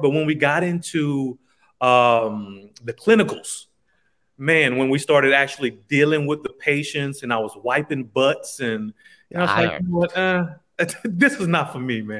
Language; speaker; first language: English; native; English